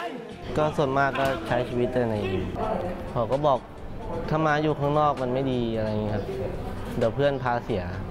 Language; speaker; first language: Thai; native; Thai